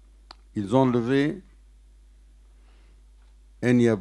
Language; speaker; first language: French; non-native, learner; Arabic